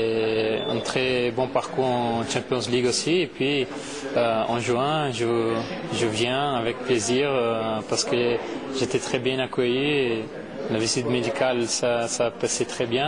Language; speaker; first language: French; non-native, fluent; Portuguese